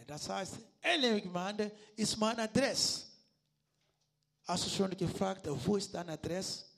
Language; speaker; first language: German; non-native, learner; Lingala